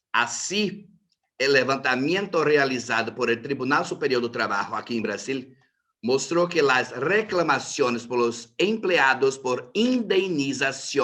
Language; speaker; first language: Spanish; non-native, fluent; Portuguese